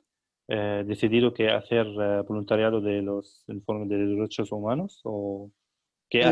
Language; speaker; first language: Spanish; non-native, learner; Arabic